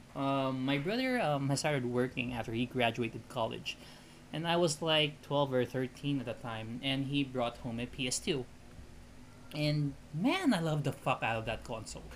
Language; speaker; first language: English; non-native, local second language; Filipino